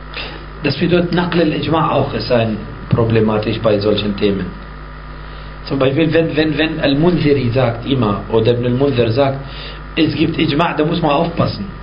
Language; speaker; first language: German; non-native, fluent; Arabic